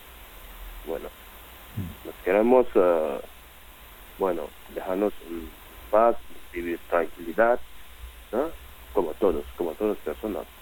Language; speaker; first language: Spanish; non-native, learner; Wolof